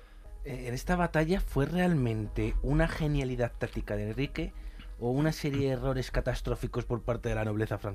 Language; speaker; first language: Spanish; native; Spanish